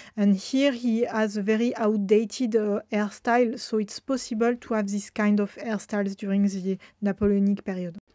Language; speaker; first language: English; non-native, fluent; French